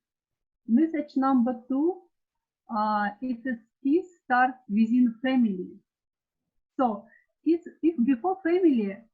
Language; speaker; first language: English; non-native, learner; Russian